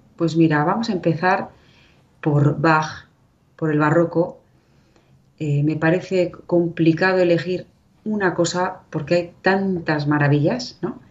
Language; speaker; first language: Spanish; native; Spanish